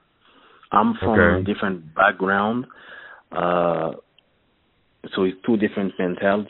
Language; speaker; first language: English; non-native, fluent; French